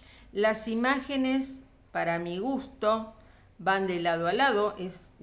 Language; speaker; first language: Spanish; native; Spanish